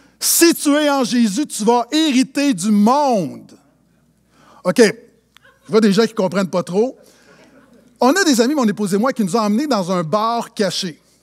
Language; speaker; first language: French; native; French